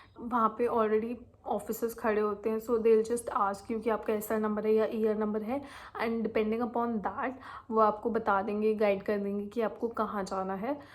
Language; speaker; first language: Hindi; native; Hindi